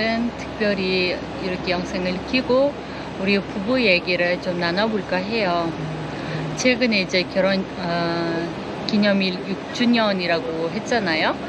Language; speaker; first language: Korean; non-native, fluent; Uzbek